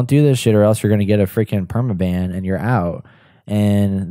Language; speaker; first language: English; native; English